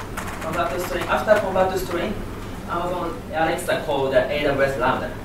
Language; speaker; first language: English; non-native, learner; Japanese